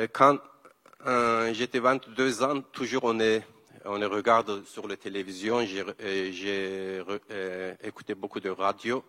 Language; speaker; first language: French; non-native, learner; Kurdish